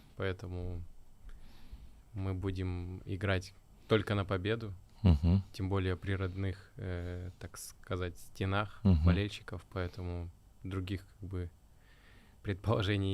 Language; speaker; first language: Russian; native; Russian